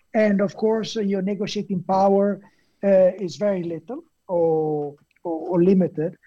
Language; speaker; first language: English; non-native, fluent; Italian